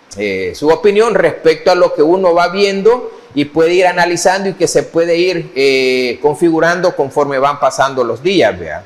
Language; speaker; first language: Spanish; native; Spanish